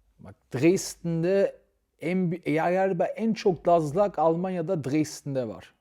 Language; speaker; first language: Turkish; early bilingual, heritage; Turkish